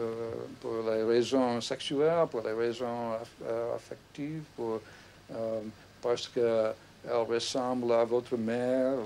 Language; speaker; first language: French; non-native, fluent; English